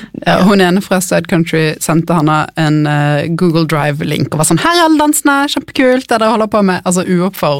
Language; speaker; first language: Norwegian; native; Norwegian